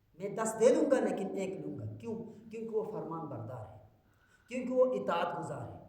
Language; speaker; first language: Urdu; non-native, local second language; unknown